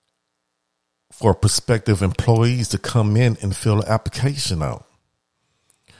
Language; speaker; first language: English; native; English